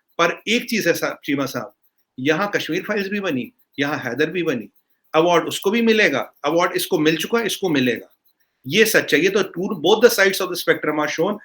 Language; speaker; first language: Hindi; non-native, local second language; Kashmiri